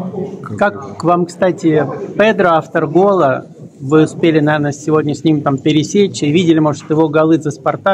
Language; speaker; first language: Russian; native; Russian